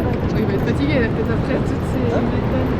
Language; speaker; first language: French; native; French